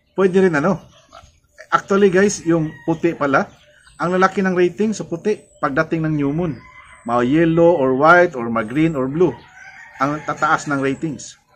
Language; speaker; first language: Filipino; non-native, local second language; Cebuano